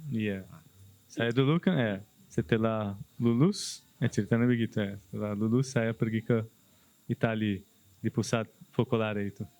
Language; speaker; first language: Indonesian; non-native, fluent; Portuguese